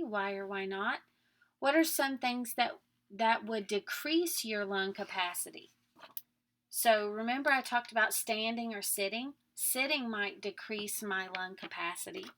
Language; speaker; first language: English; native; English